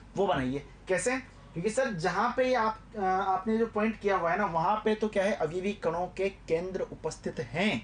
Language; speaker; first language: Hindi; native; Hindi